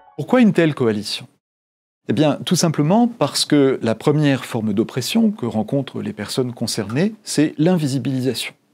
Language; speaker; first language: French; native; French